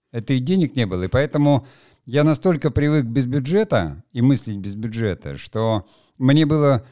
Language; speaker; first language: Russian; native; Russian